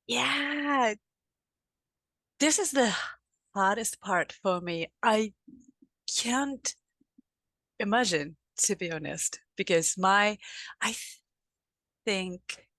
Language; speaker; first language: English; non-native, learner; Japanese